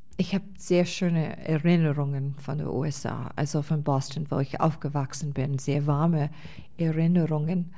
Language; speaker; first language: German; non-native, fluent; English